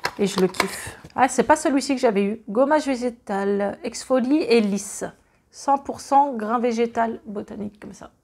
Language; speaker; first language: French; native; French